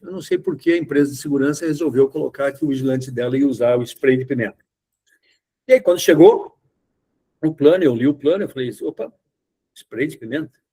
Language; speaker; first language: Portuguese; native; Portuguese